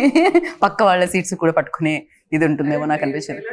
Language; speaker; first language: Telugu; native; Telugu